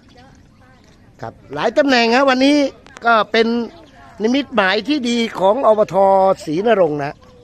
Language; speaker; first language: Thai; non-native, local second language; Northern Khmer